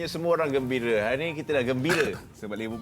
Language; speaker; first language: Malay; native; Malay